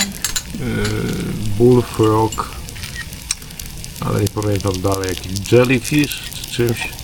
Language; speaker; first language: Polish; native; Polish